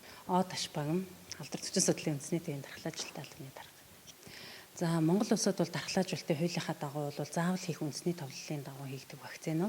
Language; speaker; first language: Mongolian; native; Mongolian